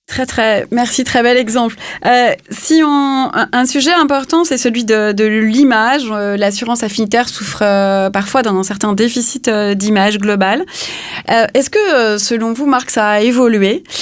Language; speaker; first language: French; native; French